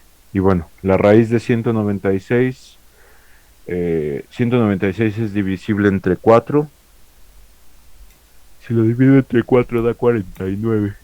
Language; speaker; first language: Spanish; native; Spanish